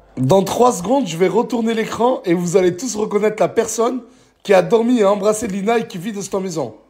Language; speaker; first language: French; native; French